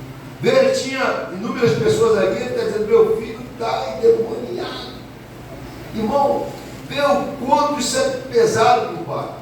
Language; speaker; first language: Portuguese; native; Portuguese